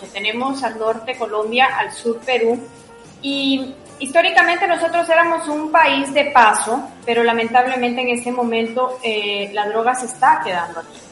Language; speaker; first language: Spanish; native; Spanish